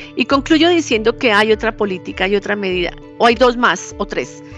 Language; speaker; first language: Spanish; native; Spanish